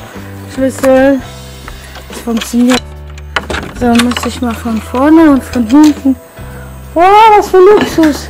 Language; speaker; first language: German; non-native, fluent; Polish